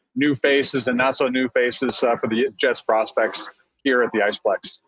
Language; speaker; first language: English; native; English